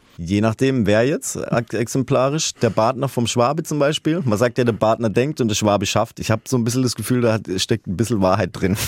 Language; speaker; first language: German; native; German